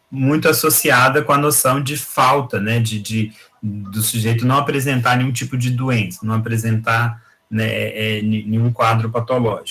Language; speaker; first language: Portuguese; native; Portuguese